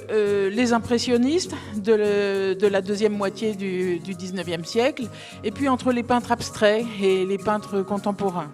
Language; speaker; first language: French; native; French